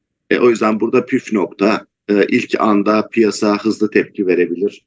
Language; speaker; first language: Turkish; native; Turkish